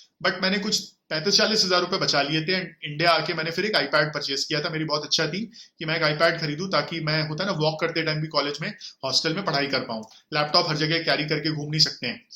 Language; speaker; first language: Hindi; native; Hindi